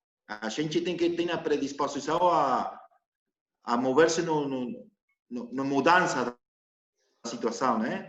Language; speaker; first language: Portuguese; non-native, learner; Spanish